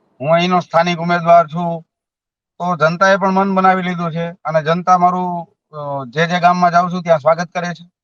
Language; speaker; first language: Gujarati; native; Gujarati